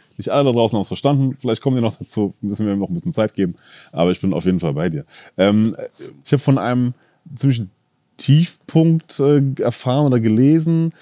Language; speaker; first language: German; native; German